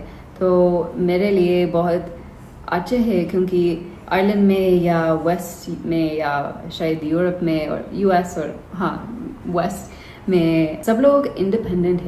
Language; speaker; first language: Hindi; non-native, learner; English